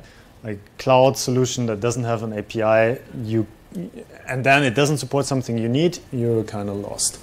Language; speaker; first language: English; non-native, fluent; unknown